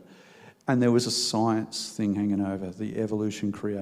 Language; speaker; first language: English; native; English